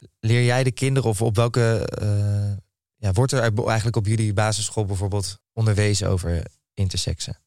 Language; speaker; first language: Dutch; native; Dutch